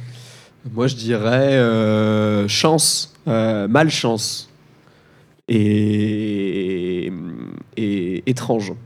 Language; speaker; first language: French; native; French